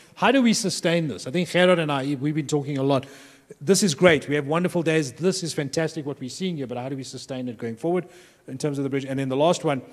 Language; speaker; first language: English; native; English